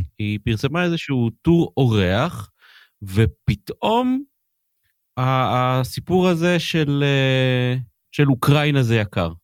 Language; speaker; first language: Hebrew; native; Hebrew